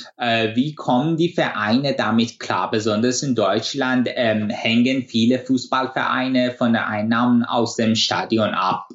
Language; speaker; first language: German; non-native, fluent; Persian